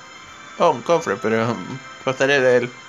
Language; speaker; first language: Spanish; native; Spanish